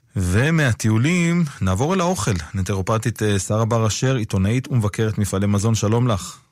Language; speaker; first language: Hebrew; native; Hebrew